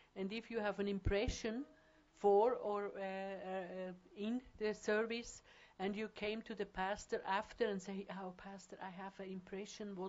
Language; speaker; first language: English; non-native, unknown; German